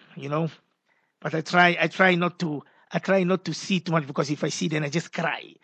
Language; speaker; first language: English; native; English